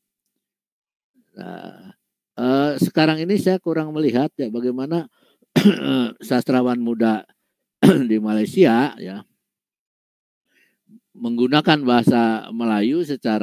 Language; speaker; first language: Indonesian; native; Indonesian